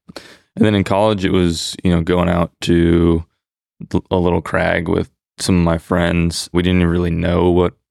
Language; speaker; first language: English; native; English